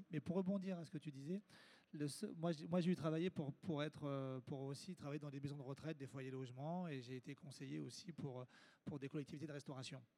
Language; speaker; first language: French; native; French